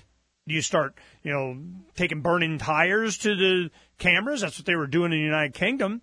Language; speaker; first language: English; native; English